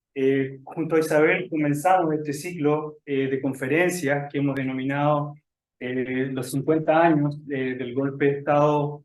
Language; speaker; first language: Spanish; native; Spanish